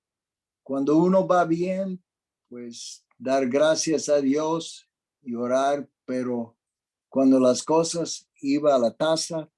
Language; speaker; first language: Spanish; non-native, fluent; English